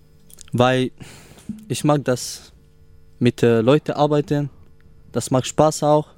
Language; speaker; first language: German; non-native, learner; Romany